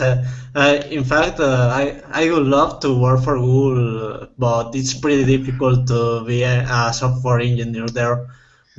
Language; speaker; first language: English; non-native, fluent; Spanish